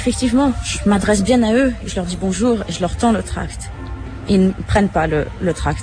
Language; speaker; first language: French; native; French